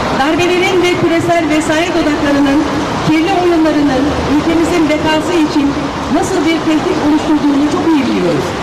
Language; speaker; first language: Turkish; native; Turkish